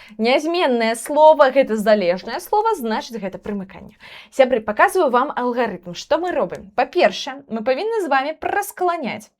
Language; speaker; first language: Belarusian; non-native, local second language; Russian